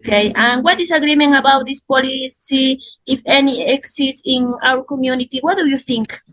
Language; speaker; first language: English; non-native, learner; Spanish